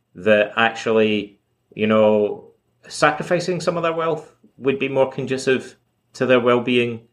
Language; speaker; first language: English; native; English